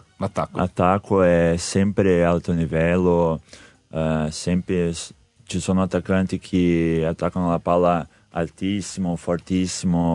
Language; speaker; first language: Italian; non-native, learner; Portuguese